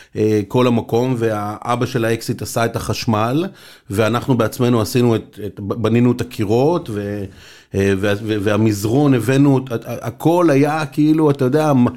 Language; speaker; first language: Hebrew; native; Hebrew